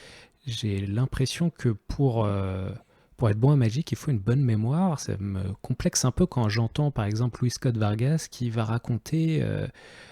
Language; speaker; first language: French; native; French